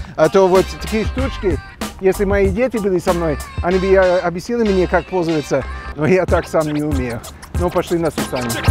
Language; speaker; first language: Russian; non-native, fluent; English